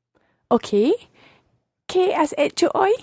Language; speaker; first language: Spanish; non-native, learner; English